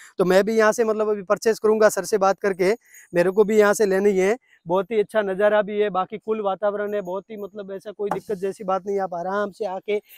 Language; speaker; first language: Hindi; native; Hindi